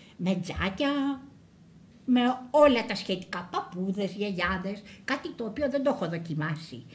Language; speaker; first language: Greek; native; Greek